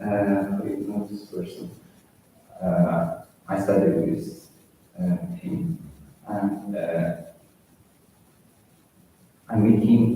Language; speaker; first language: English; non-native, learner; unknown